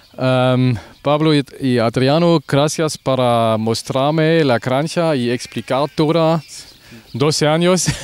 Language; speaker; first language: Spanish; non-native, learner; German